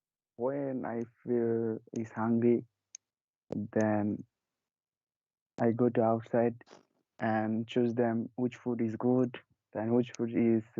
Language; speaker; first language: English; non-native, learner; Bangla